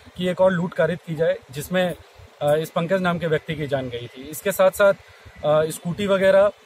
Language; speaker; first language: Hindi; native; Hindi